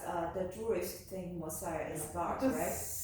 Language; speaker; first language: English; non-native, learner; Chinese